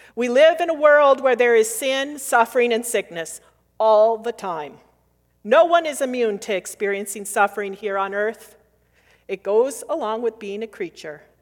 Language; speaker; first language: English; native; English